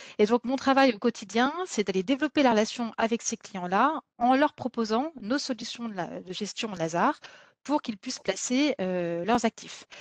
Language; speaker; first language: French; native; French